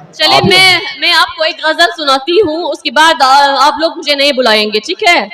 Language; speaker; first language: Urdu; non-native, fluent; Arabic